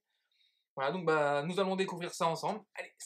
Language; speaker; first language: French; native; French